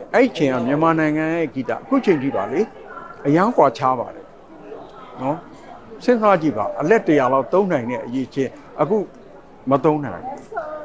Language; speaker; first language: Burmese; native; Burmese